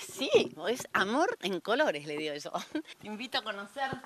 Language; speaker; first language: Spanish; native; Spanish